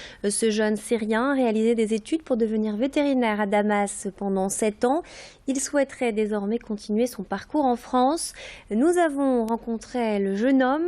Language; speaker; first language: French; native; French